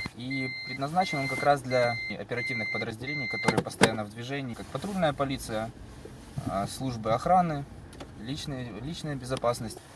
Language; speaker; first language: Russian; native; Russian